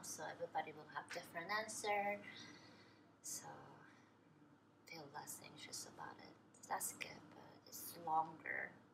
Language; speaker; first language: English; non-native, fluent; Korean